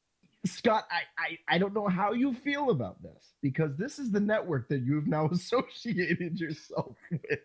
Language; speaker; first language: English; native; English